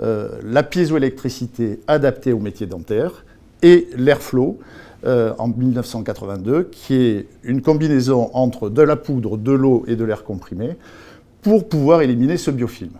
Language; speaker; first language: French; native; French